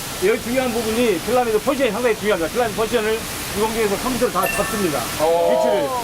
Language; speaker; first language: Korean; native; Korean